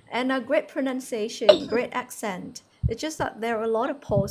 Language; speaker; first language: English; non-native, fluent; Vietnamese